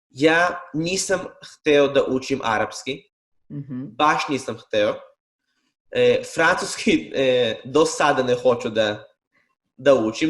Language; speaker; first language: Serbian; non-native, fluent; Hebrew